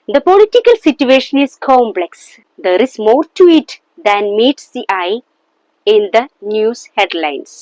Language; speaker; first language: English; non-native, local second language; Malayalam